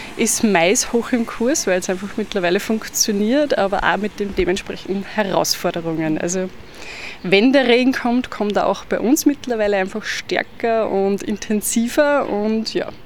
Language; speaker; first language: German; native; German